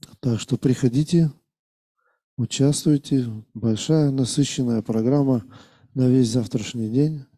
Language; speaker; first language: Russian; native; Russian